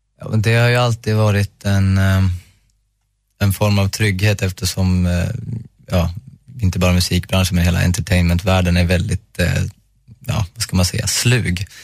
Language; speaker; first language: Swedish; native; Swedish